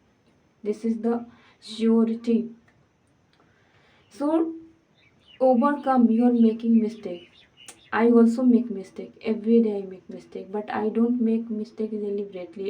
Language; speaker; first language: English; non-native, fluent; Hindi